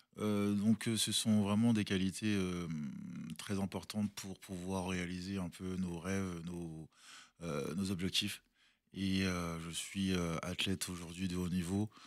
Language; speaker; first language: French; early bilingual, other home language; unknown